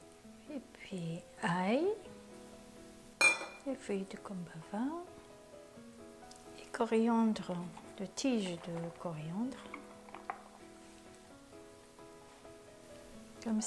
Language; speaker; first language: French; non-native, learner; Japanese